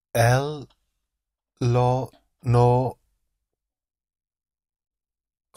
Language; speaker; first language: Spanish; non-native, learner; English